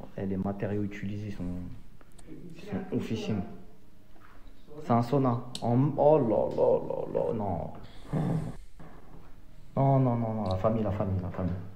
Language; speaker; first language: French; native; French